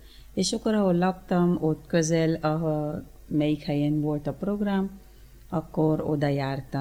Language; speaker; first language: Hungarian; early bilingual, other home language; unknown